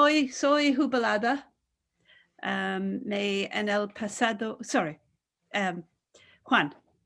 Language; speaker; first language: Spanish; non-native, learner; English